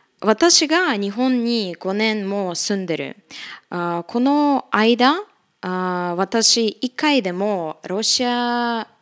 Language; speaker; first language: Japanese; non-native, fluent; Russian